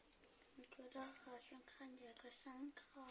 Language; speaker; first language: Chinese; early bilingual, heritage; Chinese